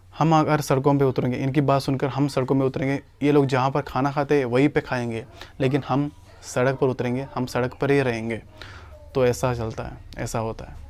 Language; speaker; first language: Hindi; non-native, local second language; Kannada